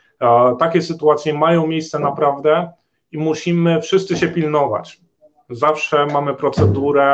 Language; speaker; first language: Polish; native; Polish